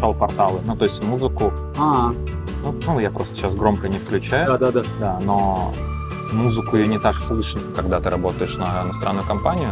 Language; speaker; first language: Russian; native; Russian